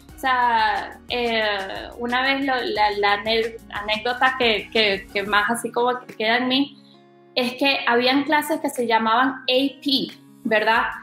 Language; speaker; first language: Spanish; native; Spanish